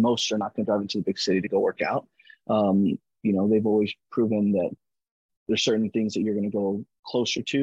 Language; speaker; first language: English; native; English